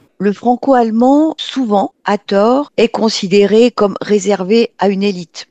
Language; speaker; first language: French; native; French